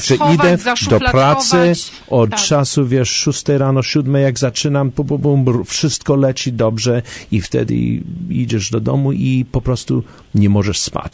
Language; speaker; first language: Polish; early bilingual, heritage; Polish